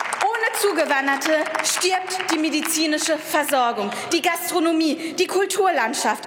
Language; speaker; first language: German; early bilingual, other home language; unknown